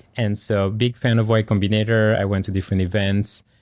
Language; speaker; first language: English; non-native, fluent; French